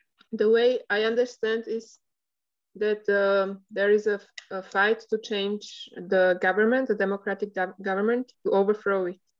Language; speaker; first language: English; non-native, fluent; Slovak